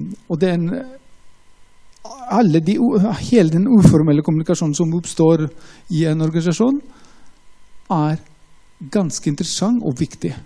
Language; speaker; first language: Norwegian; non-native, fluent; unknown